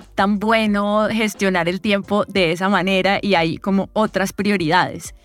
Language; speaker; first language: Spanish; native; Spanish